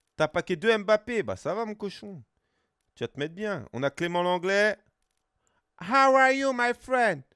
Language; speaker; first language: French; native; French